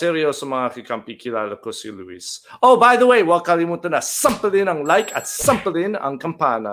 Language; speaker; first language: Filipino; non-native, fluent; English